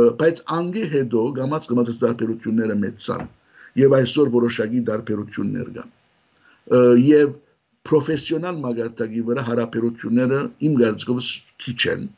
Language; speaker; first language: Armenian; early bilingual, heritage; Armenian